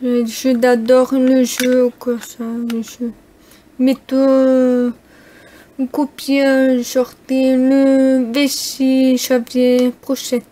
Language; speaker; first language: French; non-native, learner; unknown